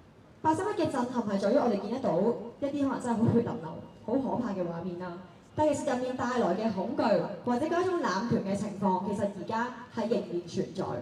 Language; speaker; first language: Cantonese; native; Cantonese